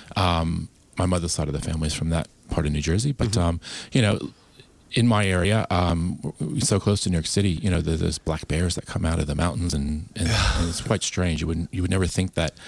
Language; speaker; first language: English; native; English